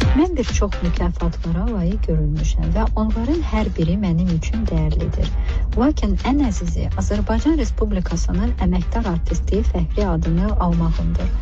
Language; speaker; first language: Azerbaijani; early bilingual, heritage; Azerbaijani